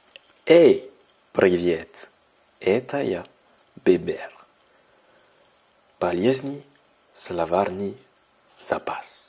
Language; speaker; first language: Russian; non-native, learner; French